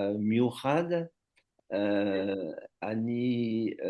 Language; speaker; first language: Hebrew; non-native, learner; French